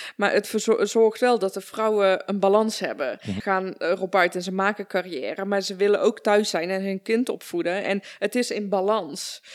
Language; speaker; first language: Dutch; early bilingual, other home language; Persian